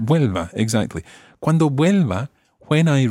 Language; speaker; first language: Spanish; non-native, fluent; English